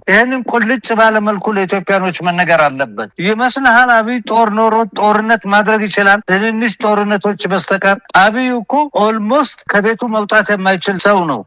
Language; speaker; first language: Amharic; non-native, local second language; Oromo